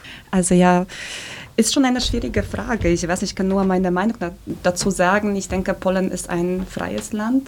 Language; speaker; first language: German; early bilingual, other home language; Polish